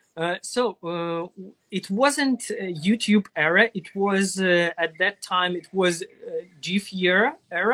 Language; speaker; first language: English; non-native, learner; Russian